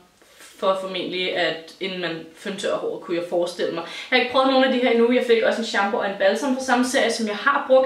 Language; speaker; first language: Danish; native; Danish